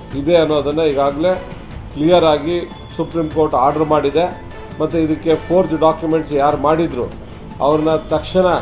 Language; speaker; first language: Kannada; native; Kannada